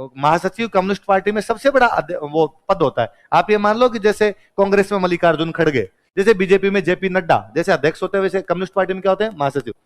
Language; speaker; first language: Hindi; non-native, local second language; Marwari